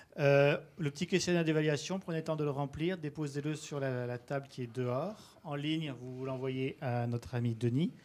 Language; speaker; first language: French; native; French